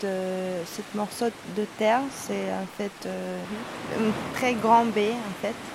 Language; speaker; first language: French; non-native, learner; Spanish